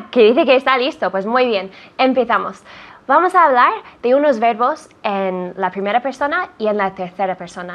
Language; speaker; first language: Spanish; non-native, fluent; English